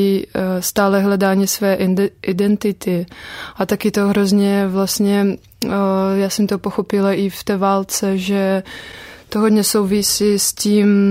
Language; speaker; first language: Czech; non-native, fluent; Russian